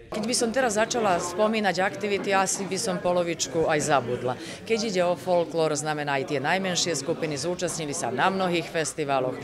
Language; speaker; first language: Slovak; native; Slovak